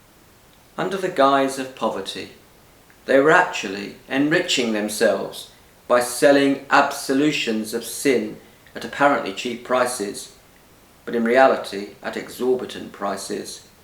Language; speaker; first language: English; native; English